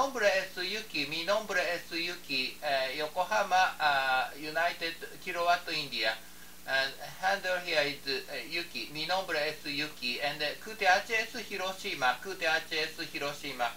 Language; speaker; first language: Spanish; non-native, learner; Japanese